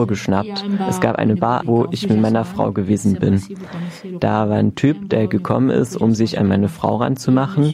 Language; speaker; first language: German; non-native, fluent; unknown